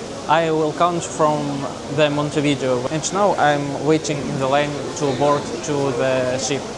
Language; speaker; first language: English; non-native, learner; Russian